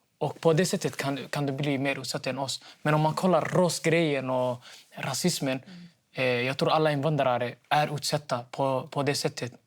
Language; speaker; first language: Swedish; early bilingual, other home language; Somali